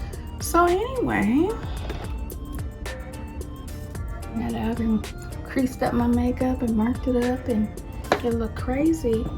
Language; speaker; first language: English; native; English